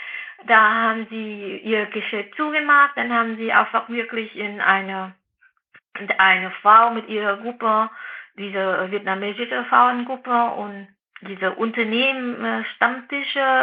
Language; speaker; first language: German; non-native, fluent; Vietnamese